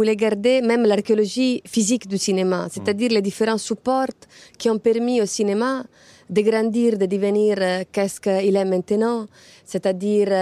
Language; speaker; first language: French; non-native, fluent; Italian